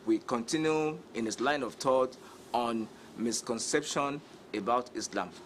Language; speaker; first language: English; non-native, local second language; Yoruba